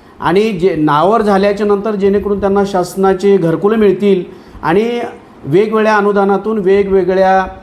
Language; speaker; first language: Marathi; non-native, local second language; Lambadi